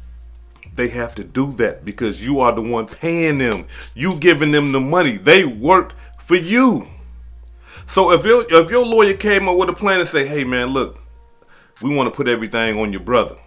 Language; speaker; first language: English; native; English